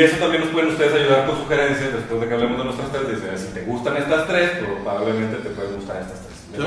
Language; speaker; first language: Spanish; native; Spanish